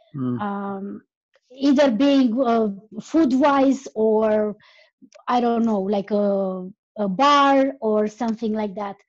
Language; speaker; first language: English; non-native, fluent; Romanian